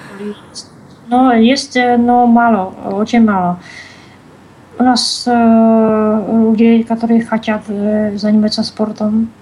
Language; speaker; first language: Russian; non-native, learner; Czech